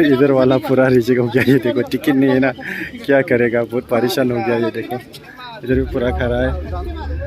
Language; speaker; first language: Hindi; non-native, local second language; Bodo